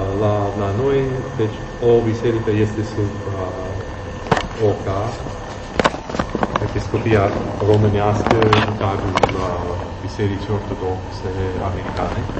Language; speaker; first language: Romanian; non-native, fluent; English